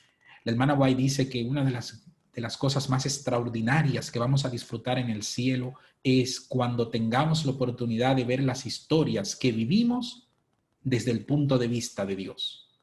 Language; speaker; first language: Spanish; native; Spanish